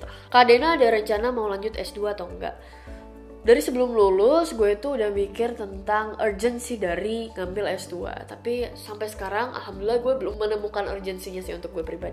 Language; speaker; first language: Indonesian; native; Indonesian